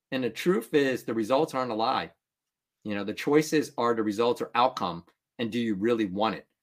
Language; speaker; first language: English; early bilingual, other home language; Vietnamese